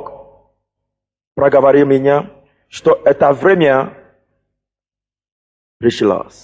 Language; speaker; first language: Russian; non-native, fluent; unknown